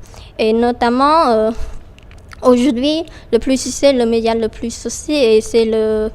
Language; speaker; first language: French; non-native, fluent; Khmer